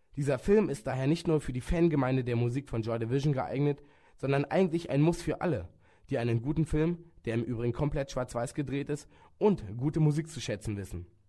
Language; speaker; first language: German; native; German